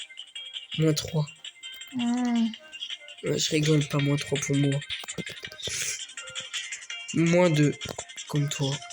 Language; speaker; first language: French; native; French